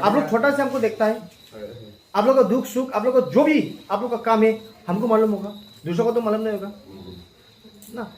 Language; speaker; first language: Hindi; non-native, local second language; Garo